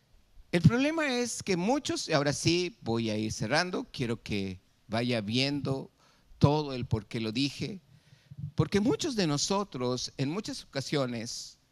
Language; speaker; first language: Spanish; native; Spanish